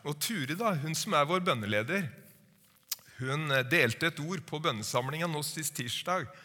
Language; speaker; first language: Norwegian; native; Norwegian